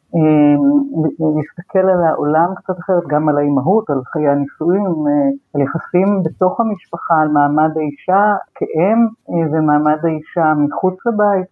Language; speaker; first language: Hebrew; native; Hebrew